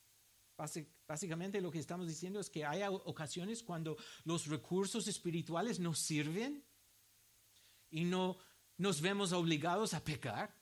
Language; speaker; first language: Spanish; non-native, fluent; English